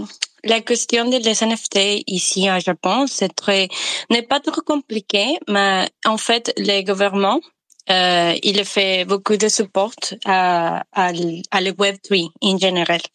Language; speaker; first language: French; non-native, learner; Spanish